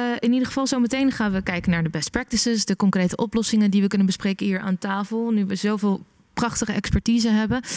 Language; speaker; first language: Dutch; early bilingual, other home language; Arabic